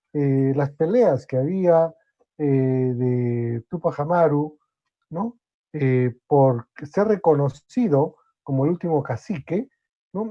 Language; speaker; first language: Spanish; native; Spanish